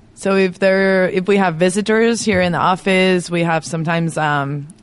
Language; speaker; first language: English; non-native, fluent; Spanish